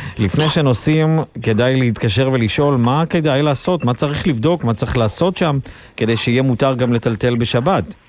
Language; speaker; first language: Hebrew; native; Hebrew